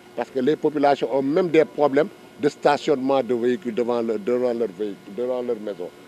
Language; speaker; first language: French; non-native, local second language; Wolof